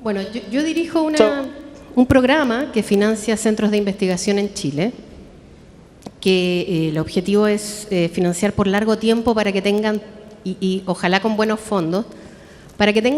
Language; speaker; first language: Spanish; native; Spanish